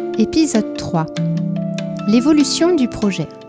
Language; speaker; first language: French; native; French